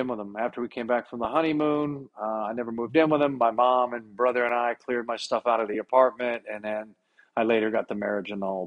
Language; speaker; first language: English; native; English